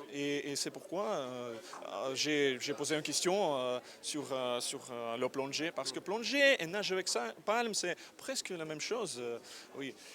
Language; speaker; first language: French; non-native, learner; Russian